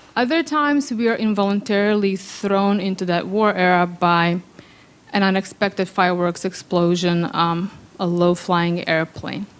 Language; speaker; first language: English; early bilingual, other home language; Serbian